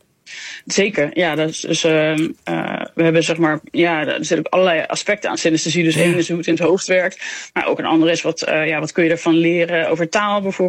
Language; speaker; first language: Dutch; native; Dutch